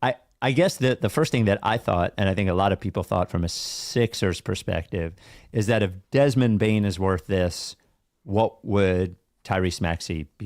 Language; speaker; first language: English; native; English